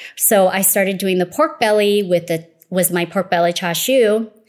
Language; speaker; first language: English; early bilingual, other home language; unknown